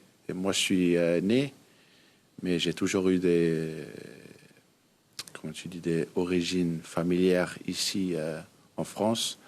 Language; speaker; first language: French; early bilingual, heritage; Danish